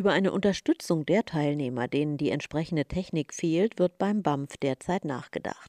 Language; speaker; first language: German; native; German